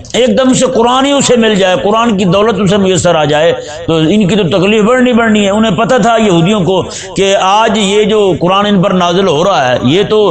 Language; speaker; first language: Urdu; non-native, local second language; Punjabi